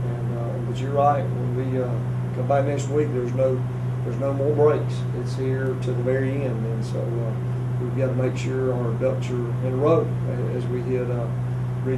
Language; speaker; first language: English; native; English